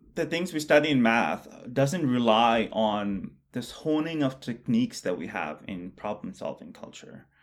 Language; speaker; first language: English; non-native, local second language; Bangla